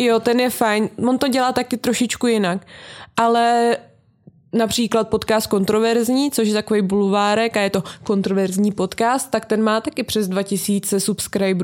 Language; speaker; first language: Czech; native; Czech